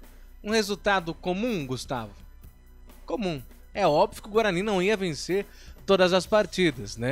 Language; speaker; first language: Portuguese; native; Portuguese